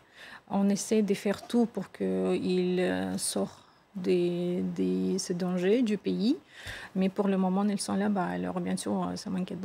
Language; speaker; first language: French; non-native, fluent; Russian